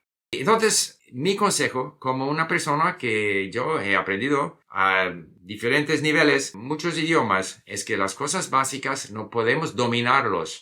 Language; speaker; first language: Spanish; non-native, fluent; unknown